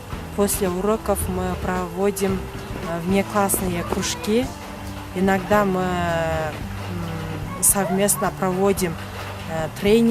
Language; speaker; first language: Russian; non-native, local second language; Kyrgyz